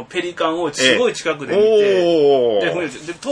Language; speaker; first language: Japanese; native; Japanese